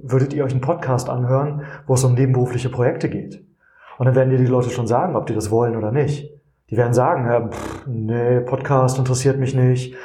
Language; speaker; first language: German; native; German